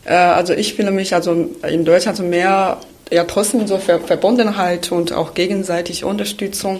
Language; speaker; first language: German; non-native, fluent; Chinese